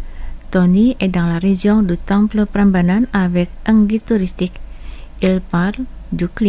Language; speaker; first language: French; non-native, fluent; Indonesian